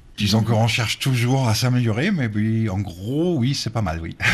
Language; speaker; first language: French; native; French